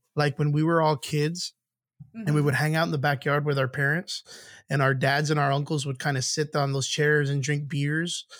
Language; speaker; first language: English; native; English